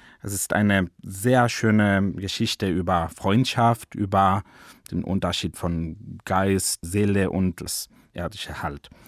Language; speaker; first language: German; non-native, fluent; Spanish